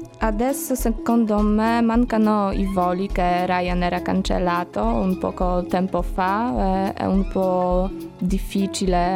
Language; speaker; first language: Italian; non-native, learner; Polish